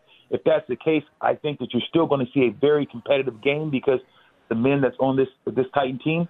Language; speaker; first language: English; native; English